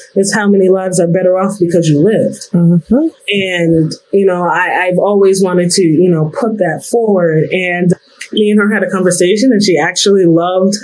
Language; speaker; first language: English; native; English